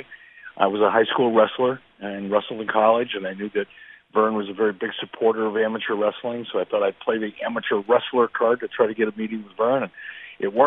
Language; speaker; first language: English; native; English